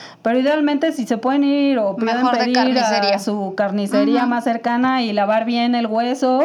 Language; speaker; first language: Spanish; native; Spanish